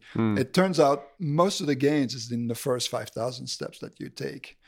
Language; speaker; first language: English; non-native, fluent; French